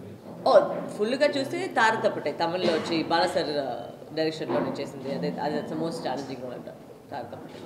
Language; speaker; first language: Telugu; non-native, local second language; Tamil